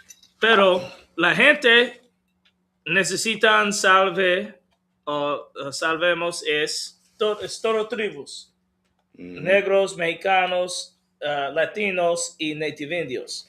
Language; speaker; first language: Spanish; non-native, learner; English